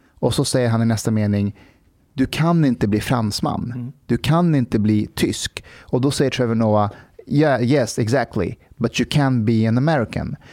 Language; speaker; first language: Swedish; early bilingual, other home language; Persian